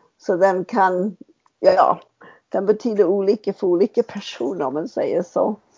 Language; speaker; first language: Swedish; non-native, fluent; English